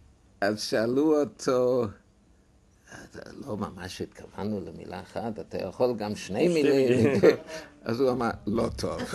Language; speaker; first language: Hebrew; non-native, fluent; German